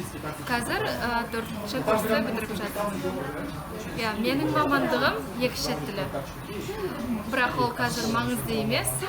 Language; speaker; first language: Kazakh; non-native, learner; Yakut